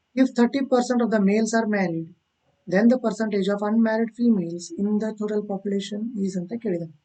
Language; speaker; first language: English; non-native, local second language; Kannada